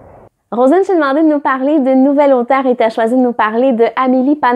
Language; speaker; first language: French; native; French